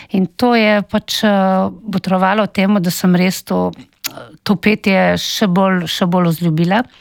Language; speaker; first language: Slovenian; native; Slovenian